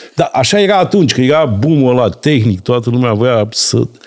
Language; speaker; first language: Romanian; native; Romanian